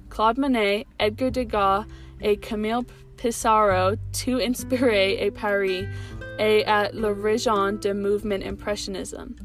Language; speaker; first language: French; non-native, learner; English